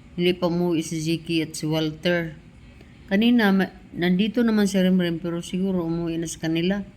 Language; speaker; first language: Filipino; non-native, local second language; Cebuano